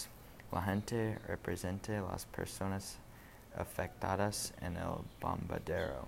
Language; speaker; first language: Spanish; non-native, learner; English